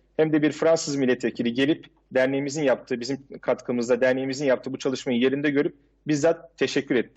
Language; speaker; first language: Turkish; native; Turkish